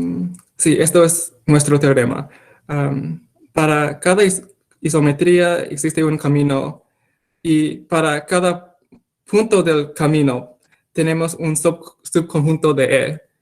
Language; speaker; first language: Spanish; non-native, fluent; English